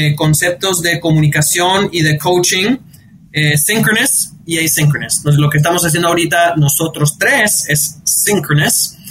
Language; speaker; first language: Spanish; early bilingual, heritage; Spanish